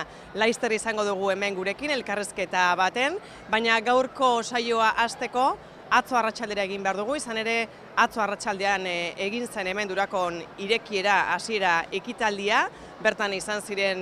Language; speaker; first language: Basque; native; Basque